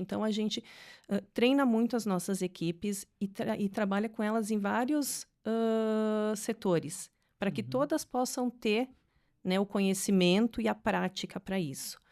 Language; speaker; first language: Portuguese; native; Portuguese